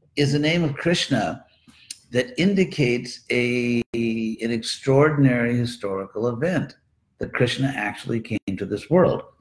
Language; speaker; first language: English; native; English